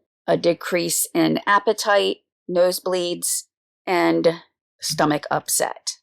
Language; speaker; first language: English; native; English